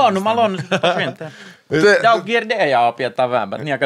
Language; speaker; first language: Lithuanian; non-native, fluent; Finnish